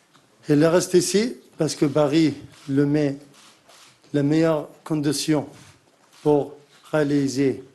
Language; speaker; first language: French; non-native, learner; Arabic